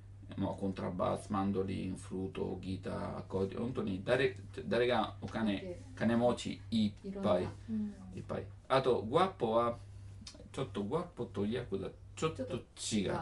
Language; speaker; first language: Japanese; non-native, learner; Italian